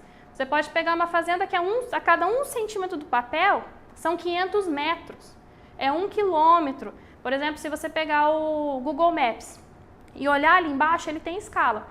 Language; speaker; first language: Portuguese; native; Portuguese